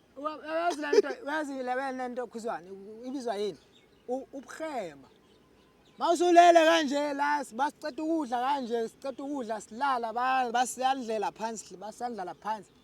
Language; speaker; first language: Zulu; non-native, local second language; Southern Sotho